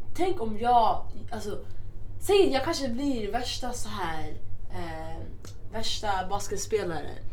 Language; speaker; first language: Swedish; early bilingual, other home language; Somali